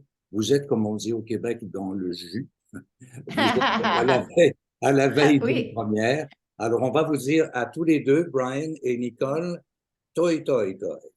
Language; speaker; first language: French; native; French